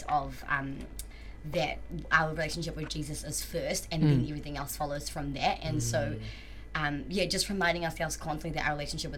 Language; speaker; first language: English; native; English